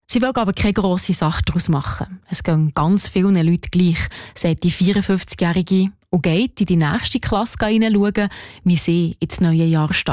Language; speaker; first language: German; native; German